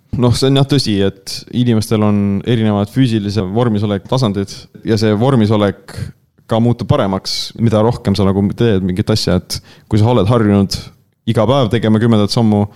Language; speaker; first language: Estonian; native; Estonian